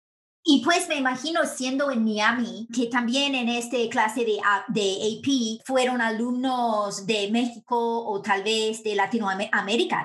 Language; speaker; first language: Spanish; non-native, fluent; English